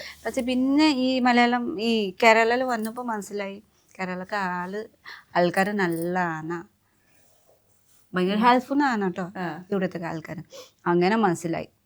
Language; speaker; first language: Malayalam; non-native, fluent; Nepali